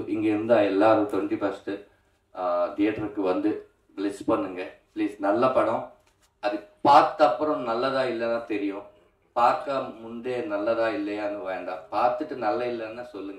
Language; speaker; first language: Tamil; non-native, learner; Telugu